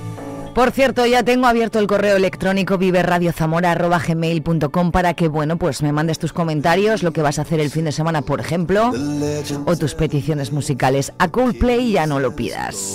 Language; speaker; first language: Spanish; native; Spanish